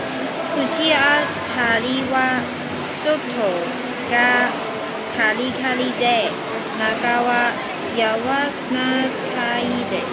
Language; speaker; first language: Japanese; non-native, learner; Cantonese